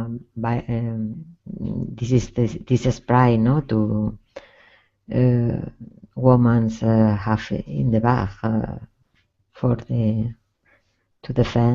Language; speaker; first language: English; non-native, learner; Spanish